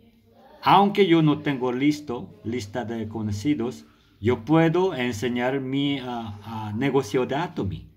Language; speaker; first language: Spanish; non-native, learner; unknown